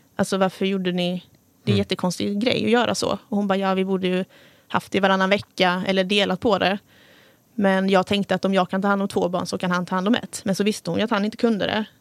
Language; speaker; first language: Swedish; native; Swedish